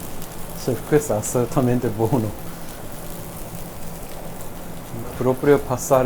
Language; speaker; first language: Italian; non-native, learner; Japanese